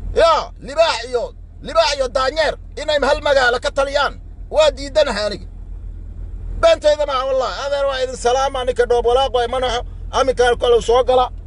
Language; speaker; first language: Somali; native; Somali